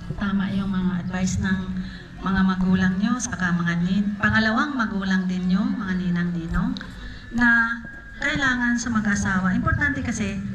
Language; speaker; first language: Filipino; non-native, local second language; Bikol